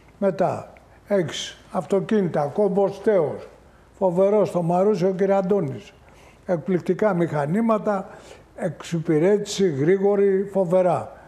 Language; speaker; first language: Greek; native; Greek